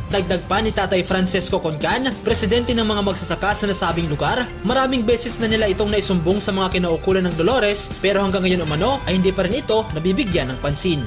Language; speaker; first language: Filipino; non-native, local second language; Waray